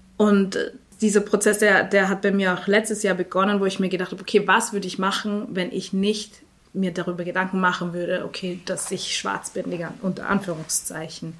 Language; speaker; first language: German; early bilingual, other home language; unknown